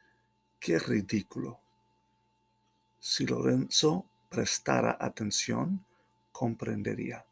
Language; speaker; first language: Spanish; non-native, fluent; English